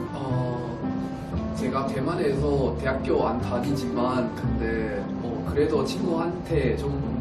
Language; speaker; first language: Korean; non-native, learner; Chinese